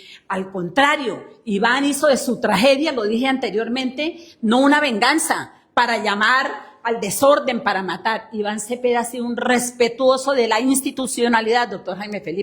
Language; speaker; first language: Spanish; native; Spanish